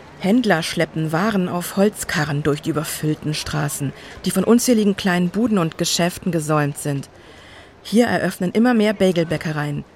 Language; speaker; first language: German; native; German